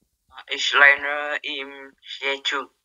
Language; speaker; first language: German; non-native, learner; Vietnamese